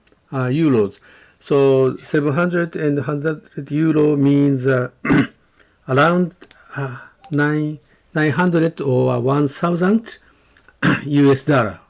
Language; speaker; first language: English; non-native, learner; Japanese